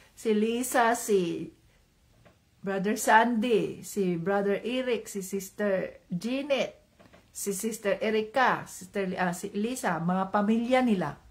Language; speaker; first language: Filipino; non-native, local second language; Cebuano